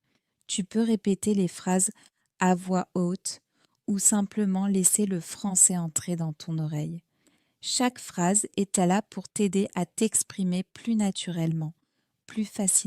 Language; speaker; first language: French; native; French